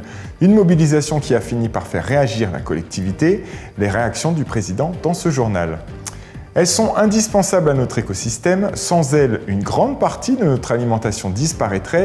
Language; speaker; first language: French; native; French